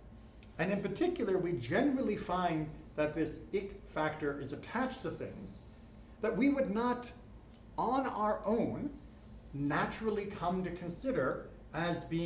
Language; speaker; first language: English; native; English